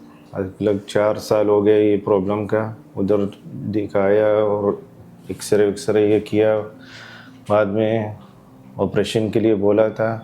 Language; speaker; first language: Hindi; non-native, learner; Arabic